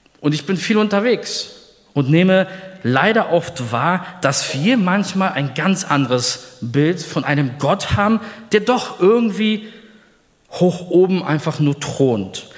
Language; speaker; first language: German; early bilingual, other home language; Polish